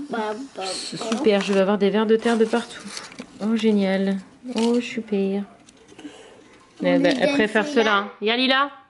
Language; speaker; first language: French; native; French